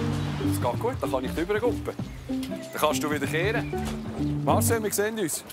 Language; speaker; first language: German; native; German